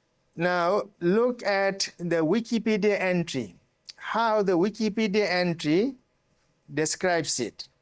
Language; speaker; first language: English; non-native, local second language; Bangla